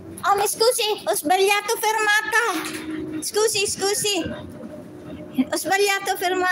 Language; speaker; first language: Italian; non-native, learner; Filipino